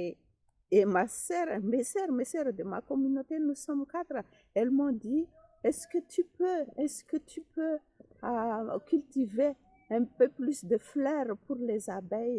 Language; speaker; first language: French; non-native, fluent; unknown